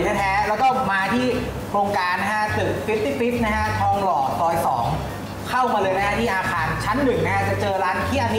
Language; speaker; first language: Thai; native; Thai